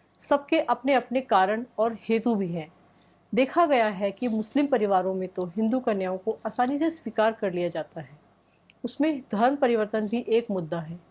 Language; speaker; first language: Hindi; native; Hindi